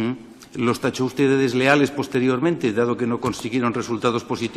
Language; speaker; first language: Spanish; native; Spanish